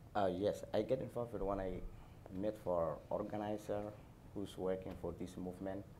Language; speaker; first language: English; non-native, learner; Somali